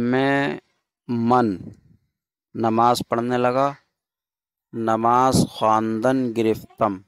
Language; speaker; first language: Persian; non-native, fluent; Urdu